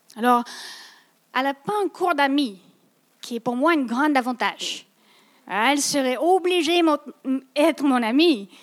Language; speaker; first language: French; non-native, local second language; English